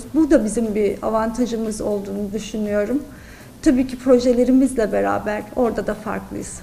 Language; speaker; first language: Turkish; native; Turkish